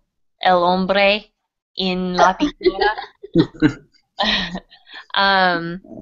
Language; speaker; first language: Spanish; non-native, learner; English